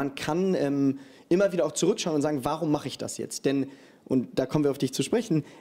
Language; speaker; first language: German; native; German